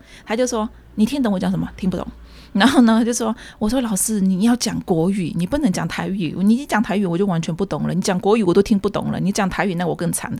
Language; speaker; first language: Chinese; early bilingual, heritage; Chinese